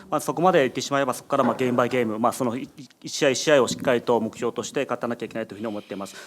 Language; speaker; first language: Japanese; native; Japanese